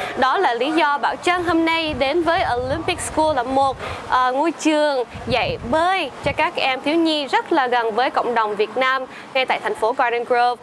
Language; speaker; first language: Vietnamese; early bilingual, heritage; Vietnamese